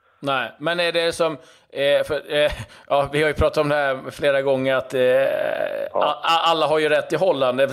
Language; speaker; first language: Swedish; native; Swedish